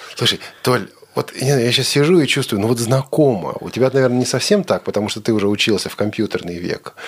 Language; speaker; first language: Russian; native; Russian